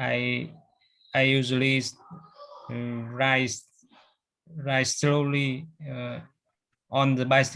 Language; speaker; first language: English; non-native, learner; Vietnamese